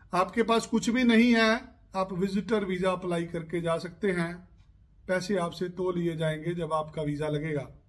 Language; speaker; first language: Hindi; non-native, local second language; Punjabi